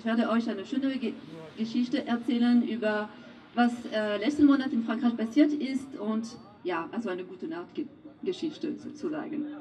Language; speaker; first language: German; non-native, fluent; French